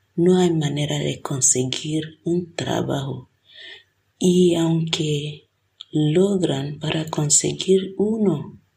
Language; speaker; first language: Spanish; non-native, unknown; Igbo